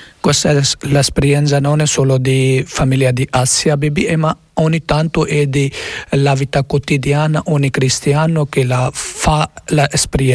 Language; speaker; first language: Italian; non-native, learner; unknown